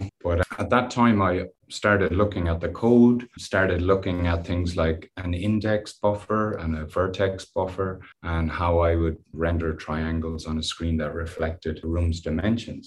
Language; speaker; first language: English; native; English